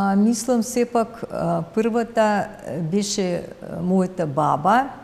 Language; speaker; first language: Macedonian; non-native, fluent; Russian